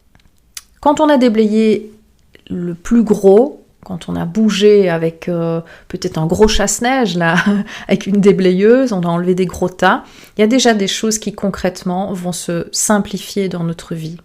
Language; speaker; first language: French; native; French